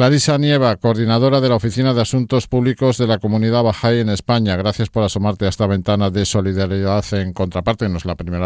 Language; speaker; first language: Spanish; native; Spanish